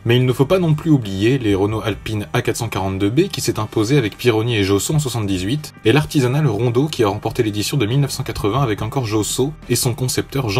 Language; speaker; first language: French; native; French